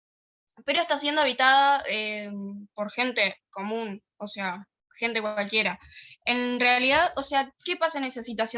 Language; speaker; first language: Spanish; native; Spanish